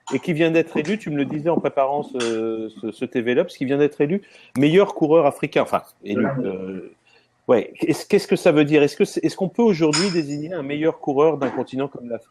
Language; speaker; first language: French; native; French